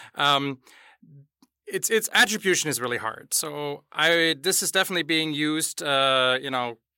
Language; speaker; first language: English; non-native, fluent; German